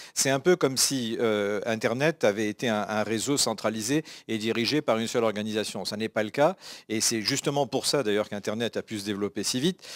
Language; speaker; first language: French; native; French